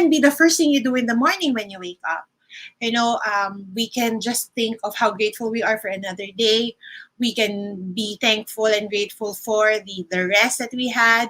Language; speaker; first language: English; non-native, local second language; Filipino